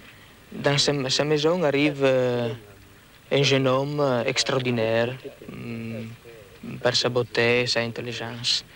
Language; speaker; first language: French; non-native, fluent; Italian